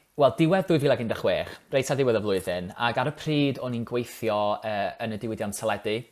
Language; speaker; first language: Welsh; native; Welsh